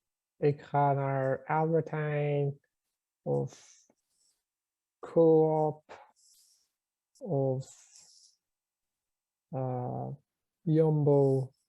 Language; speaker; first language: Dutch; non-native, learner; Persian